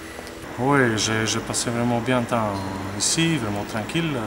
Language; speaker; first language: French; non-native, learner; Portuguese